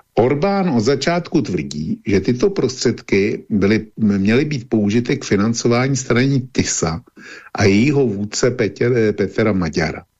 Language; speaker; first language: Czech; native; Czech